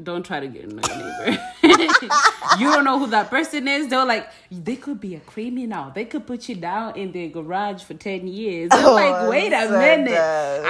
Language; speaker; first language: English; non-native, local second language; Swahili